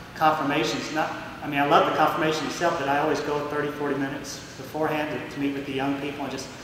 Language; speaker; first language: English; native; English